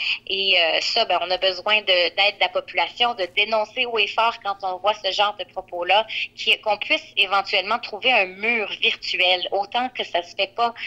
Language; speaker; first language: French; native; French